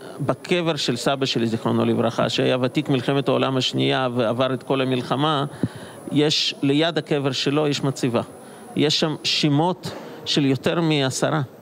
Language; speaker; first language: Hebrew; non-native, fluent; Russian